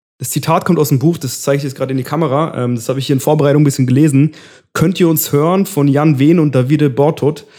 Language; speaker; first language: German; early bilingual, other home language; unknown